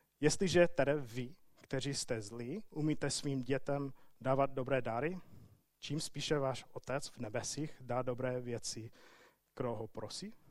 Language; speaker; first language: Czech; non-native, fluent; English